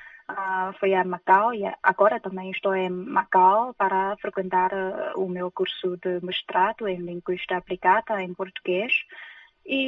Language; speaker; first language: Portuguese; non-native, fluent; Chinese